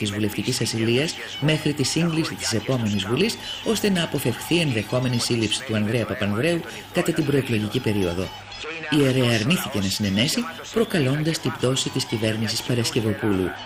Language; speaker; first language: Greek; native; Greek